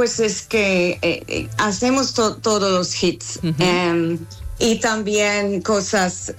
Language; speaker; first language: Spanish; non-native, fluent; English